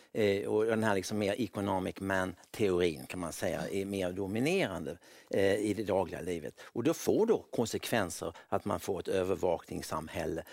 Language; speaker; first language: Swedish; native; Swedish